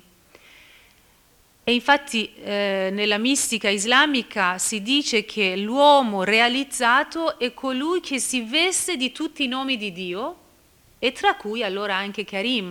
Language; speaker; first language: Italian; non-native, fluent; Persian